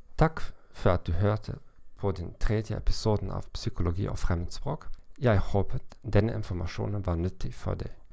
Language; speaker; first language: Norwegian; non-native, learner; German